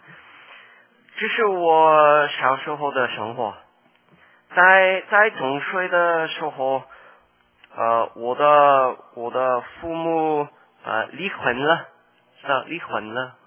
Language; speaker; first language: Chinese; non-native, learner; English